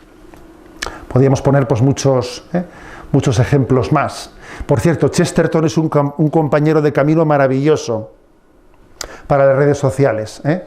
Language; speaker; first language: Spanish; native; Spanish